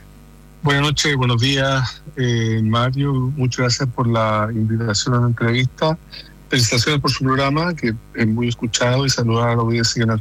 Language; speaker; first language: Spanish; native; Spanish